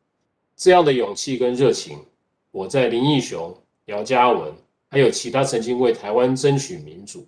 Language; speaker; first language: Chinese; native; Chinese